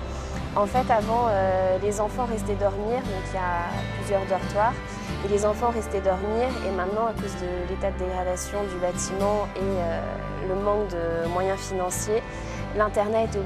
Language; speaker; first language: French; native; French